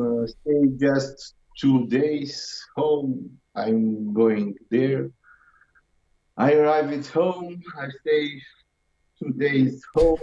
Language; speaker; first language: English; non-native, learner; Romanian